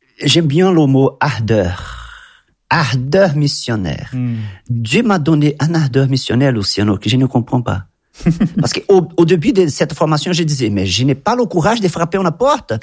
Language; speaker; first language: French; non-native, fluent; Italian